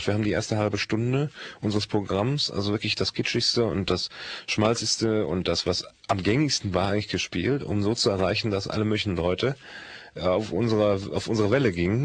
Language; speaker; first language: German; native; German